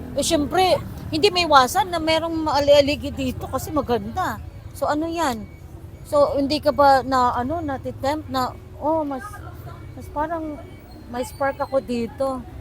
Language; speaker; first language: Filipino; non-native, local second language; Waray